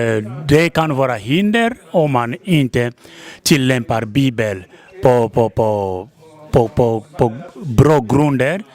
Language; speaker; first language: Swedish; non-native, fluent; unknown